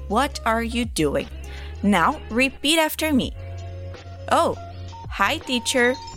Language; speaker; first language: English; non-native, fluent; Portuguese